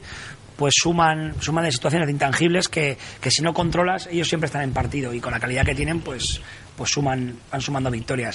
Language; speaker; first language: Spanish; native; Spanish